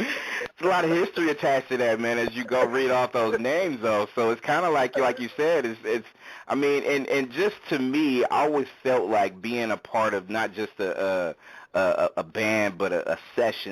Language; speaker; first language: English; native; English